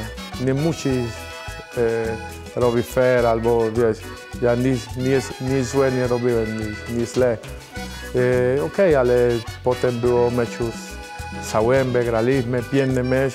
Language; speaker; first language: Polish; non-native, fluent; Spanish